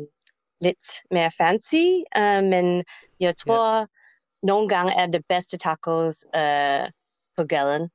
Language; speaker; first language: Danish; non-native, learner; English